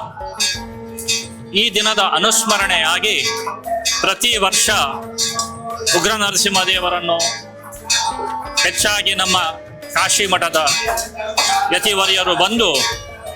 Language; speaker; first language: Kannada; non-native, local second language; Konkani